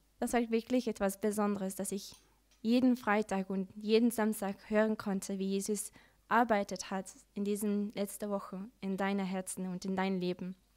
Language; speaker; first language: German; non-native, learner; Dutch